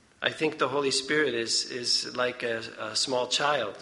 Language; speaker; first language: English; native; English